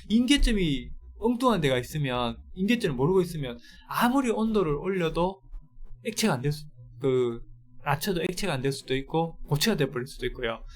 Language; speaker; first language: Korean; native; Korean